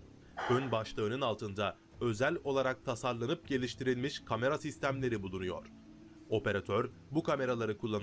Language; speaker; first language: Turkish; native; Turkish